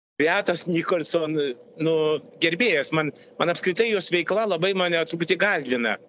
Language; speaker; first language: Lithuanian; non-native, local second language; Russian